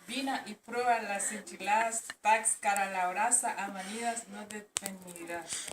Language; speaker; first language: Catalan; non-native, learner; Spanish